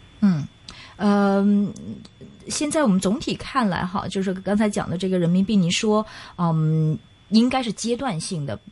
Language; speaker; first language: Chinese; non-native, local second language; Cantonese